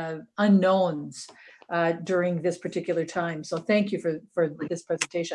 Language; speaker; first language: English; native; English